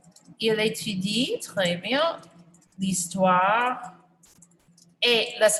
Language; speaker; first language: French; non-native, fluent; English